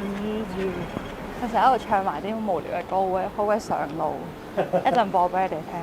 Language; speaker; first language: Cantonese; native; Cantonese